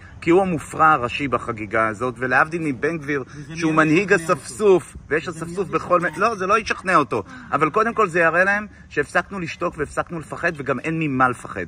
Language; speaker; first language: Hebrew; native; Hebrew